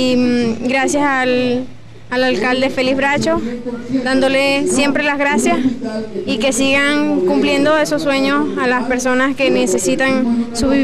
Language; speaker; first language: Spanish; native; Spanish